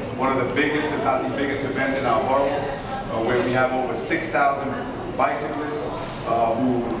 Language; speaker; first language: English; early bilingual, other home language; Spanish